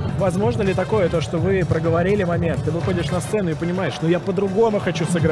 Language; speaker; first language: Russian; native; Russian